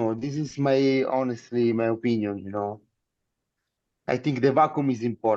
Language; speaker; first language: English; non-native, learner; Italian